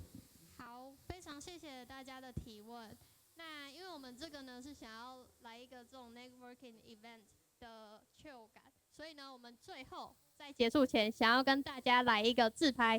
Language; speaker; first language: Chinese; native; Chinese